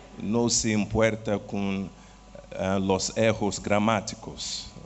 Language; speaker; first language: Spanish; non-native, learner; Portuguese